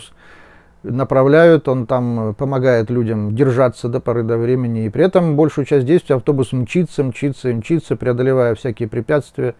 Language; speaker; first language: Russian; native; Russian